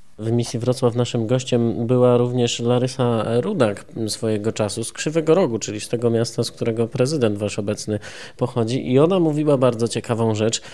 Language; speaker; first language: Polish; native; Polish